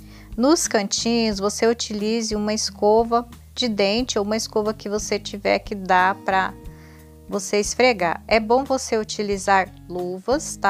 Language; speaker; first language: Portuguese; native; Portuguese